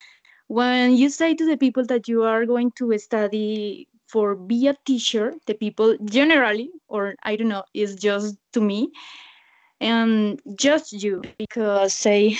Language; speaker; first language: English; non-native, learner; Spanish